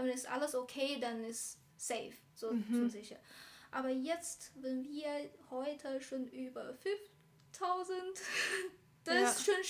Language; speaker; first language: German; non-native, learner; Chinese